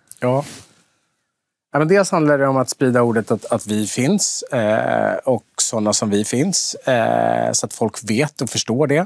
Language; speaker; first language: Swedish; native; Swedish